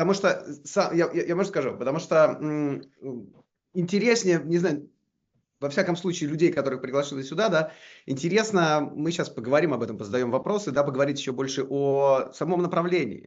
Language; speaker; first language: Russian; native; Russian